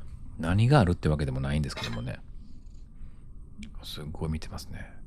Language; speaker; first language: Japanese; native; Japanese